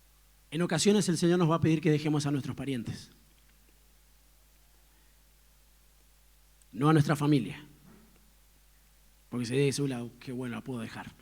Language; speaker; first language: Spanish; native; Spanish